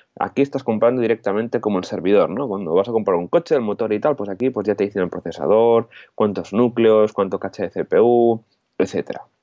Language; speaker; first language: Spanish; non-native, local second language; Catalan